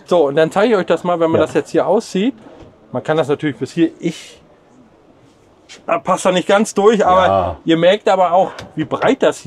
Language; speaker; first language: German; native; German